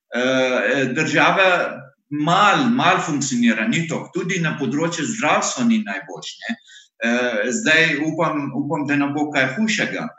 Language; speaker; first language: Slovenian; non-native, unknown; Arabic